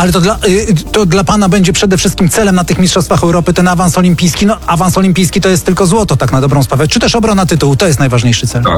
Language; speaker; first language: Polish; native; Polish